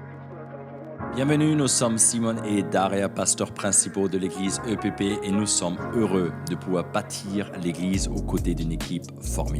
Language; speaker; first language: French; native; French